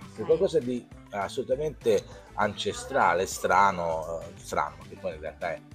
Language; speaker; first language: Italian; native; Italian